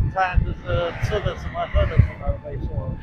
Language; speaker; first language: Chinese; non-native, fluent; English